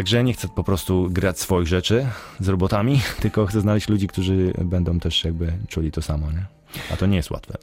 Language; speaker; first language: Polish; early bilingual, heritage; Polish